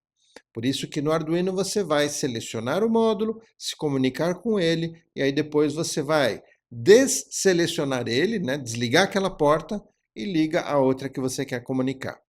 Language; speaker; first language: Portuguese; native; Portuguese